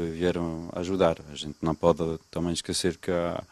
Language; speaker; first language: Portuguese; early bilingual, other home language; French